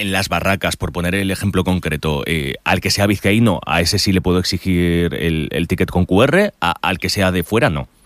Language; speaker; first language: Spanish; native; Spanish